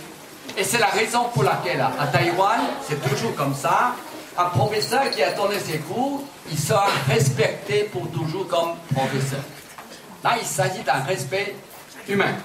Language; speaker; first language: French; non-native, fluent; Chinese